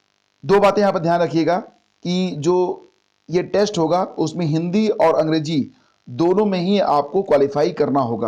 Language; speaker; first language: Hindi; native; Hindi